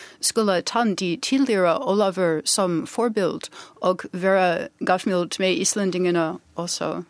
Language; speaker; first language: Norwegian; non-native, learner; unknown